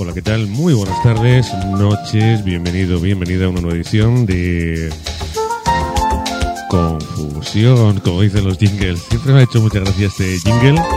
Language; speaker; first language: Spanish; native; Spanish